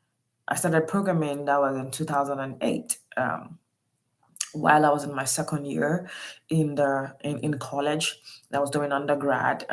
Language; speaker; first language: English; non-native, local second language; Yoruba